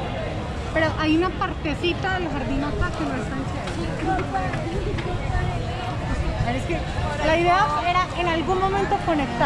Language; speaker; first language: Spanish; native; Spanish